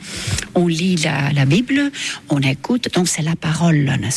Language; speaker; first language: French; non-native, fluent; Estonian